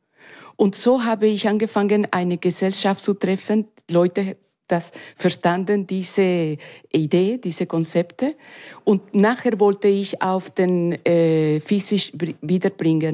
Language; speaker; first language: German; non-native, learner; Spanish